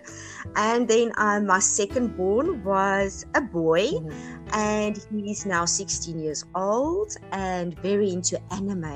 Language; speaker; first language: English; non-native, local second language; Afrikaans